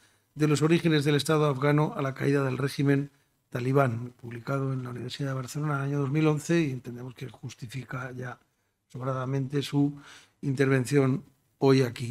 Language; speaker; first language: Spanish; native; Spanish